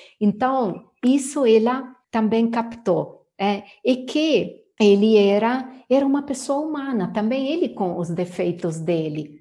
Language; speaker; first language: Portuguese; non-native, fluent; Italian